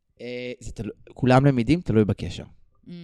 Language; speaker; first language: Hebrew; native; Hebrew